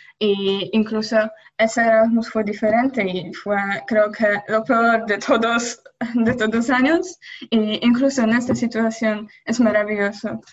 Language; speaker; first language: Spanish; non-native, learner; Polish